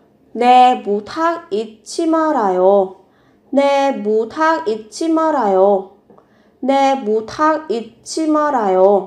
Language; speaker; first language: Korean; non-native, fluent; Vietnamese